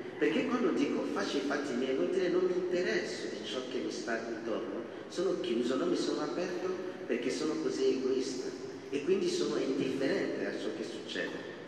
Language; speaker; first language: Italian; non-native, fluent; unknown